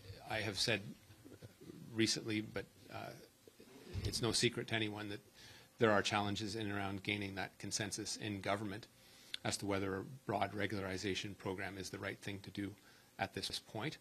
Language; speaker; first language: English; native; English